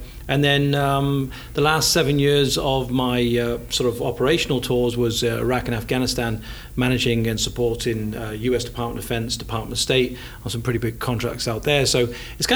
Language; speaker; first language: English; native; English